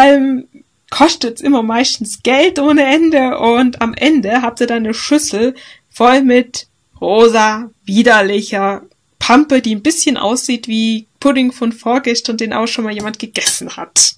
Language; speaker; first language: German; native; German